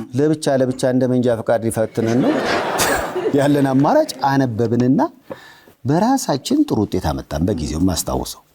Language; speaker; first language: Amharic; native; Amharic